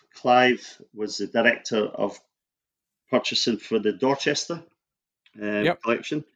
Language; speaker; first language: English; native; English